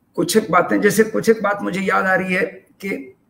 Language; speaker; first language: Hindi; native; Hindi